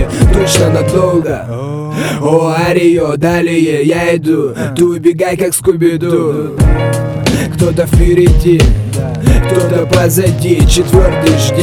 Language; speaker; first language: Russian; native; Russian